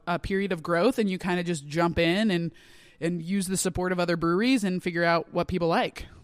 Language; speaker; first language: English; native; English